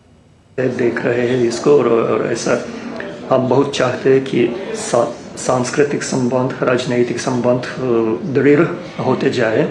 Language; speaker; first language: Hindi; non-native, fluent; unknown